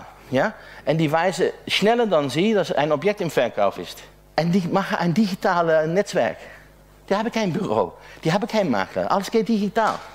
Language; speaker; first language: German; non-native, learner; Dutch